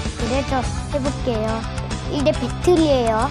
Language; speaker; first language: Korean; early bilingual, other home language; Russian